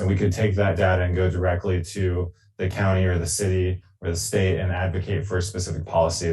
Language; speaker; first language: English; native; English